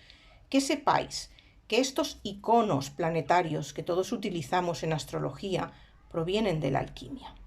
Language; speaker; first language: Spanish; native; Spanish